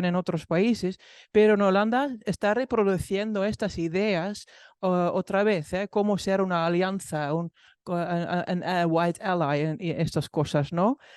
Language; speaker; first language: Spanish; non-native, fluent; Dutch